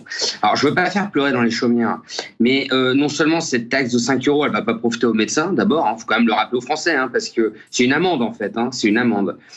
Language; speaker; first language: French; native; French